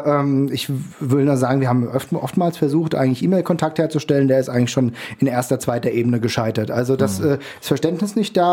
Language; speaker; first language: German; native; German